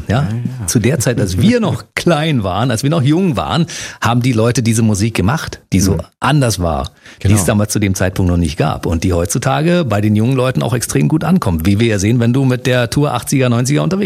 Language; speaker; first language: German; native; German